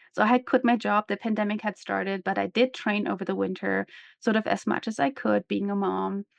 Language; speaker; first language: English; non-native, fluent; German